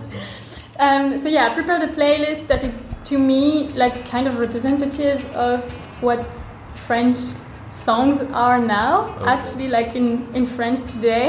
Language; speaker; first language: English; non-native, fluent; French